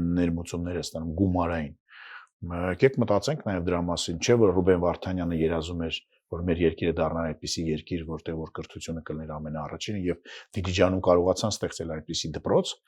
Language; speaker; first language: Armenian; non-native, fluent; Russian